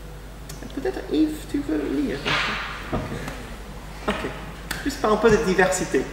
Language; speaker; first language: French; non-native, fluent; English